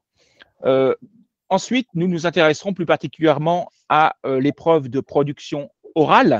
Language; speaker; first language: French; native; French